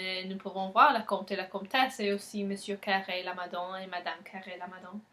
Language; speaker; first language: French; non-native, learner; English